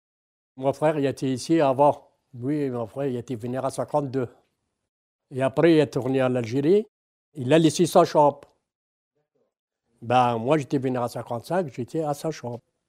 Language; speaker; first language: French; non-native, local second language; Arabic